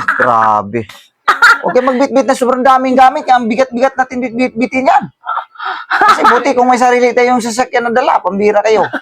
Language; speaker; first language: Filipino; non-native, local second language; Cebuano